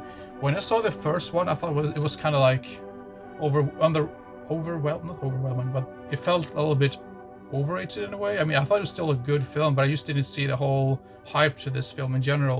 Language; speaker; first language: English; non-native, fluent; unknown